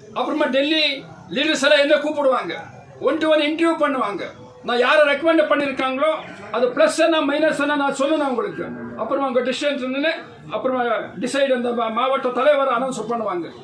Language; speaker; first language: Tamil; non-native, learner; Kannada